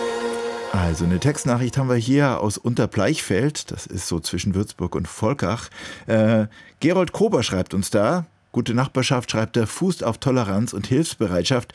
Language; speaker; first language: German; native; German